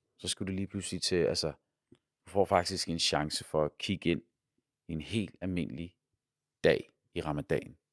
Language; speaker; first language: Danish; early bilingual, other home language; Arabic